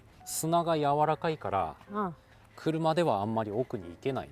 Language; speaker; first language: Japanese; native; Japanese